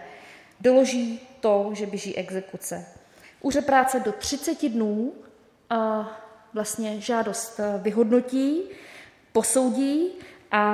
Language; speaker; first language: Czech; native; Czech